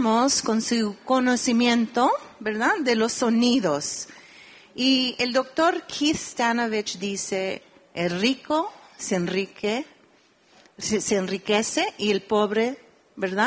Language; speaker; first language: Spanish; early bilingual, heritage; Spanish